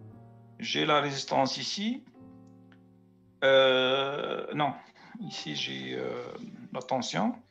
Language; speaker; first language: French; native; French